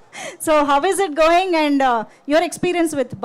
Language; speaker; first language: Telugu; native; Telugu